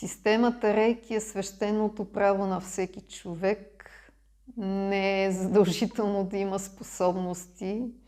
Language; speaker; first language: Bulgarian; non-native, fluent; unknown